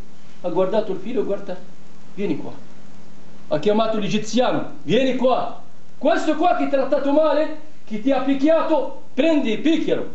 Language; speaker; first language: Italian; non-native, fluent; Arabic